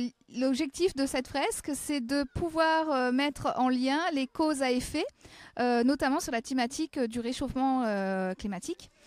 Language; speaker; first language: French; native; French